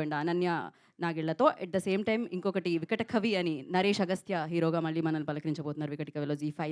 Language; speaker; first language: Telugu; native; Telugu